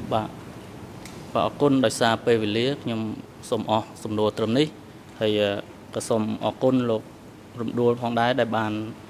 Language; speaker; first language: Khmer; native; Khmer